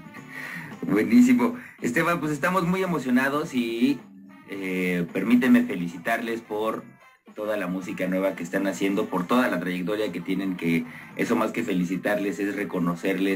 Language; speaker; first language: Spanish; native; Spanish